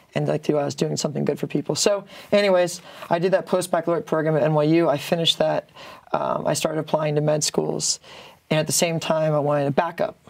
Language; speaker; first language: English; native; English